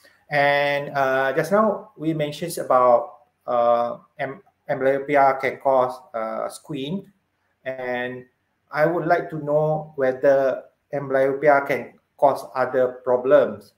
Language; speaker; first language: English; non-native, local second language; Malay